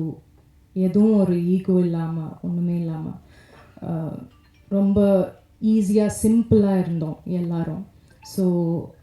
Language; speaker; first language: Tamil; non-native, local second language; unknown